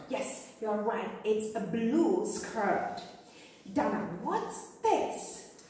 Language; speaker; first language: English; non-native, fluent; Czech